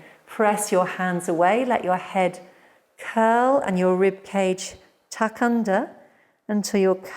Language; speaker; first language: English; native; English